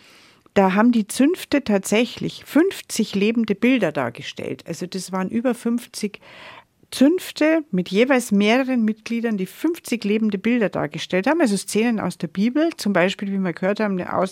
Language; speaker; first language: German; native; German